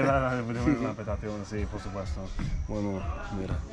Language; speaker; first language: Spanish; non-native, learner; English